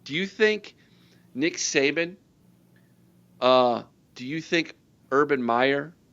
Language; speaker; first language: English; native; English